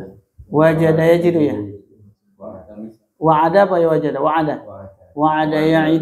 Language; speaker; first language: Arabic; non-native, fluent; Indonesian